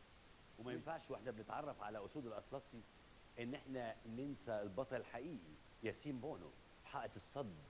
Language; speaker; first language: Arabic; native; Arabic